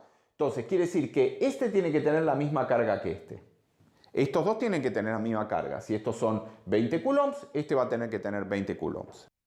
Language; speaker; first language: Spanish; native; Spanish